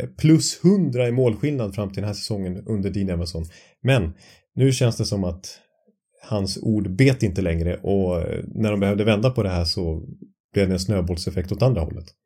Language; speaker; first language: Swedish; native; Swedish